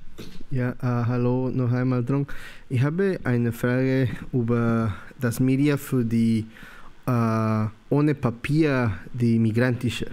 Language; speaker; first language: German; non-native, learner; Spanish